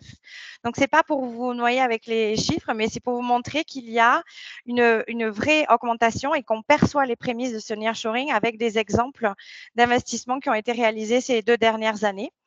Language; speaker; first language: French; native; French